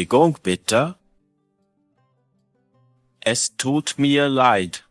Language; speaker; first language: German; non-native, fluent; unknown